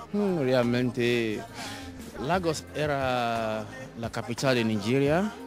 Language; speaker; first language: Spanish; non-native, fluent; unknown